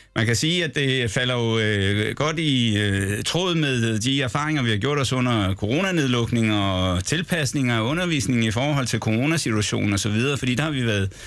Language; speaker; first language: Danish; native; Danish